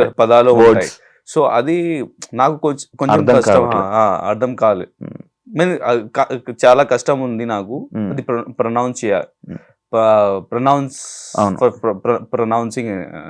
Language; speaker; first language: Telugu; non-native, learner; Hindi